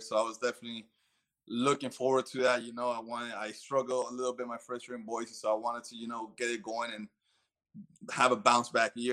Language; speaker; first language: English; early bilingual, other home language; Spanish